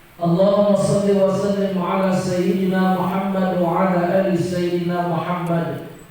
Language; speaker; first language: Indonesian; non-native, local second language; Minangkabau